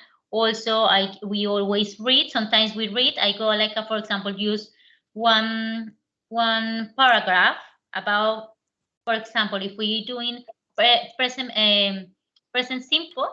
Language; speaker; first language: English; non-native, learner; Spanish